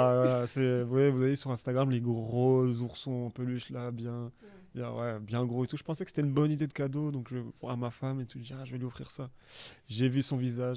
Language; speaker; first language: French; native; French